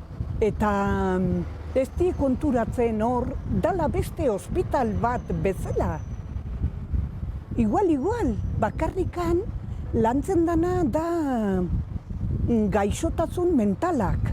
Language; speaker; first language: Basque; non-native, local second language; Spanish